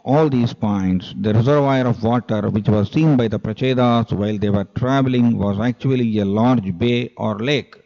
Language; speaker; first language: English; non-native, local second language; Tamil